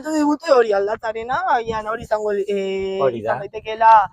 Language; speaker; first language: Basque; native; Basque